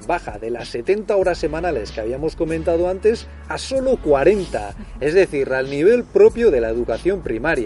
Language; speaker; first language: Spanish; native; Spanish